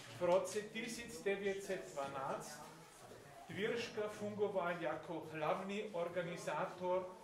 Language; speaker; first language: Czech; non-native, fluent; German